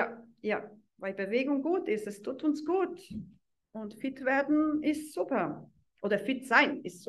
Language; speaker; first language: German; non-native, fluent; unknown